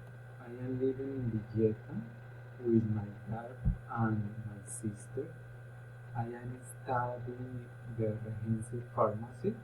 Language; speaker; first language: English; non-native, learner; Spanish